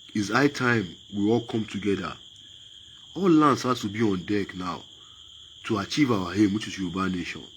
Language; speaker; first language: English; non-native, local second language; Yoruba